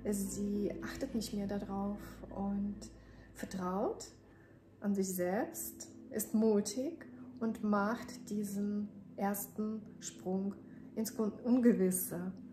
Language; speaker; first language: German; non-native, fluent; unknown